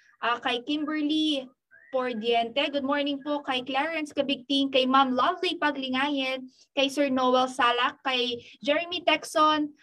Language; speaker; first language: Filipino; non-native, local second language; Pampanga